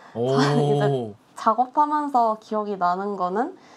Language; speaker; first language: Korean; native; Korean